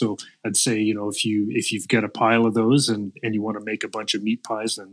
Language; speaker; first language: English; native; English